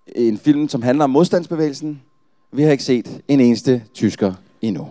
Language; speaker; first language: Danish; native; Danish